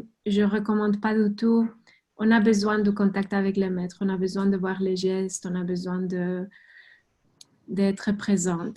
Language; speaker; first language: French; non-native, fluent; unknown